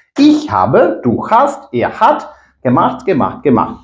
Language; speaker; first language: German; non-native, fluent; Ukrainian